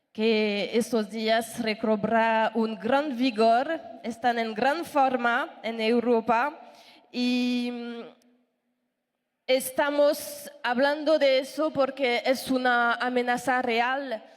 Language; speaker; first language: Spanish; non-native, fluent; French